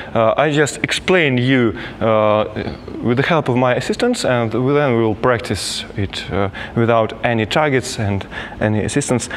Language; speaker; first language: English; non-native, fluent; Russian